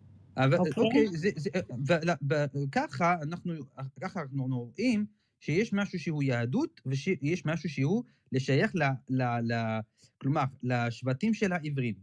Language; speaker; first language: Hebrew; early bilingual, other home language; English